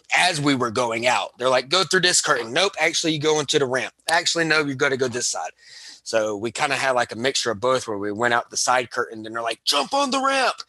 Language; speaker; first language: English; native; English